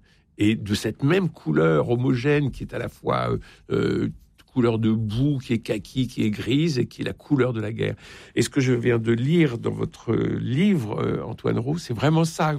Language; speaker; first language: French; native; French